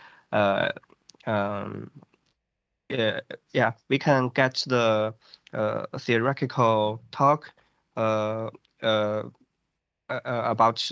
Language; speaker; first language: English; non-native, fluent; Chinese